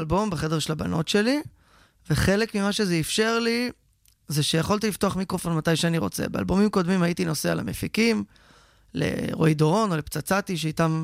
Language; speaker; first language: Hebrew; native; Hebrew